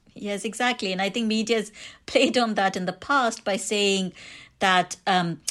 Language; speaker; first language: English; non-native, local second language; Hindi